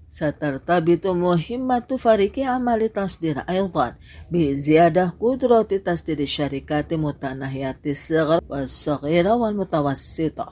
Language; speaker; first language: Arabic; non-native, fluent; Indonesian